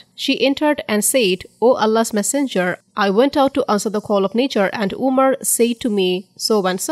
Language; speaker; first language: English; non-native, fluent; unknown